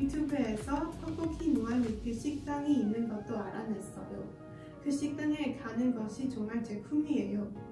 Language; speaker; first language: Korean; non-native, learner; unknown